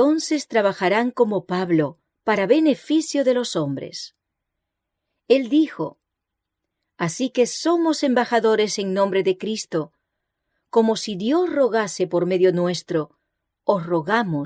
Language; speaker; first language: Spanish; native; Spanish